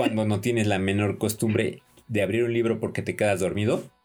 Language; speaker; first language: Spanish; native; Spanish